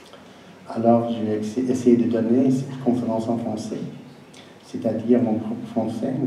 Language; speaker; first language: French; non-native, fluent; English